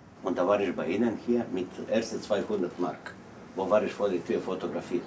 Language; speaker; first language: German; non-native, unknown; Serbian